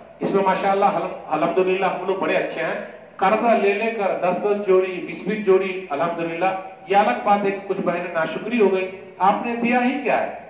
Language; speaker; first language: Urdu; non-native, local second language; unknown